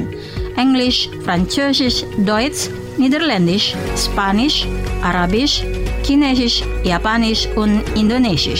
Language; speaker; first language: German; non-native, fluent; Indonesian